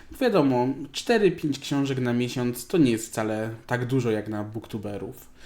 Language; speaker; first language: Polish; native; Polish